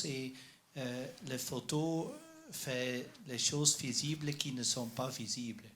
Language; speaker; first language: French; non-native, learner; Dutch